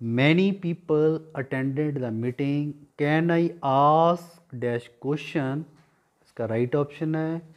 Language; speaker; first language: Hindi; non-native, local second language; Punjabi